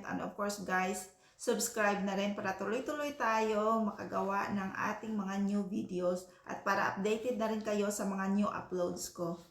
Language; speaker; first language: Filipino; non-native, local second language; Cebuano